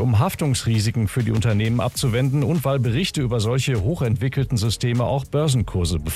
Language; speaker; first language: German; native; German